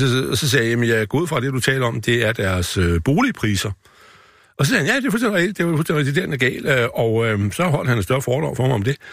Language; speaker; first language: Danish; native; Danish